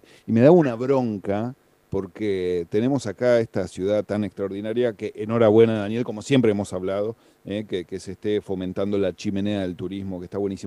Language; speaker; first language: Spanish; native; Spanish